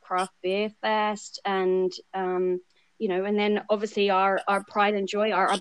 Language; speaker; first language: English; native; English